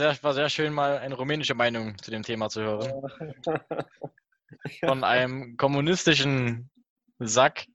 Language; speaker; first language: German; native; German